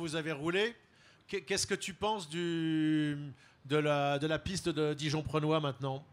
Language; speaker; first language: French; native; French